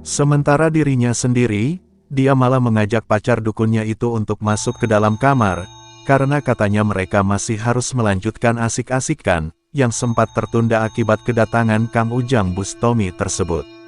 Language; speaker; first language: Indonesian; native; Indonesian